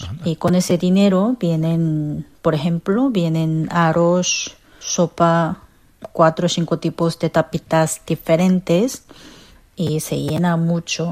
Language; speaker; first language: Spanish; non-native, fluent; Korean